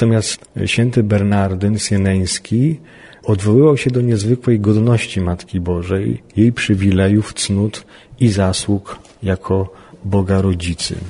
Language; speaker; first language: Polish; native; Polish